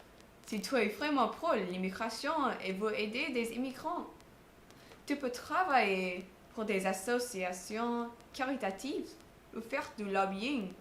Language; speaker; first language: French; non-native, fluent; English